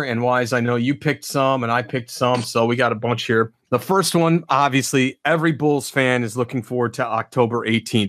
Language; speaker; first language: English; native; English